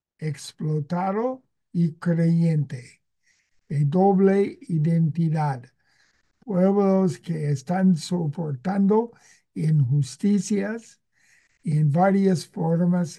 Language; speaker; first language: Spanish; non-native, fluent; English